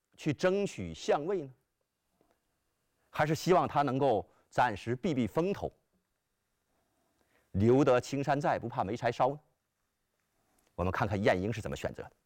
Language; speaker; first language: Chinese; native; Chinese